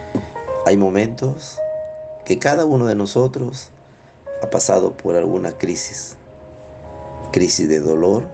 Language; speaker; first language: Spanish; native; Spanish